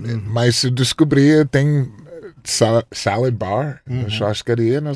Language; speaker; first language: Portuguese; non-native, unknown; English